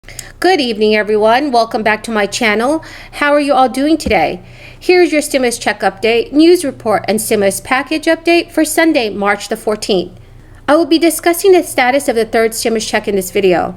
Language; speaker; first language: English; native; English